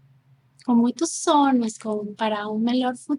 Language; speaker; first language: Portuguese; non-native, fluent; Spanish